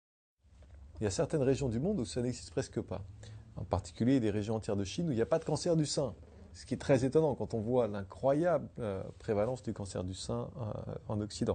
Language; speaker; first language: French; native; French